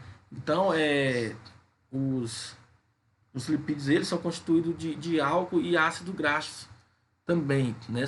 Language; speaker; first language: Portuguese; native; Portuguese